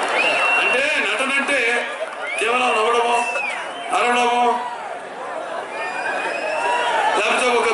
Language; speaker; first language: Telugu; native; Telugu